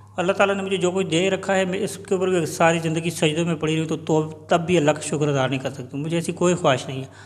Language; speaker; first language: Urdu; non-native, local second language; Punjabi